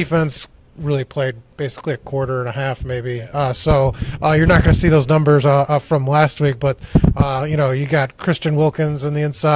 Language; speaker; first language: English; native; English